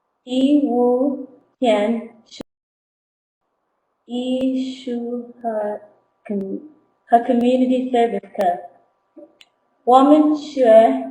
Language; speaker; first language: Chinese; non-native, learner; English